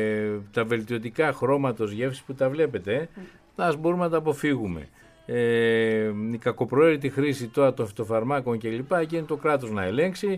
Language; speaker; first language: Greek; native; Greek